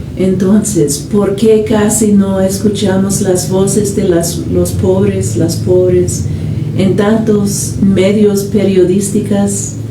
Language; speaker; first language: Spanish; non-native, fluent; English